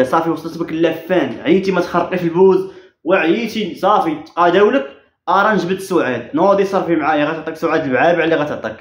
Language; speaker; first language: Arabic; native; Arabic